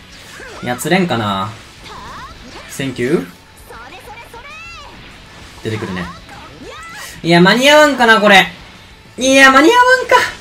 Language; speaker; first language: Japanese; native; Japanese